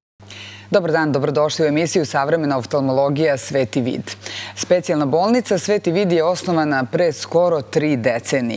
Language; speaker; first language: Bosnian; native; Bosnian